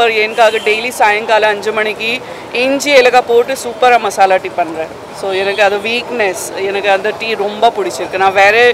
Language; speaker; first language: Tamil; non-native, fluent; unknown